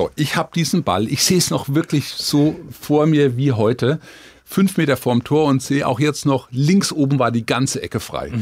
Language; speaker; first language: German; native; German